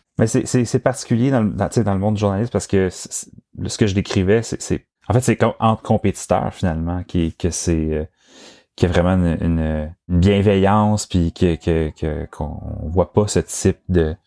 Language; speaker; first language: French; native; French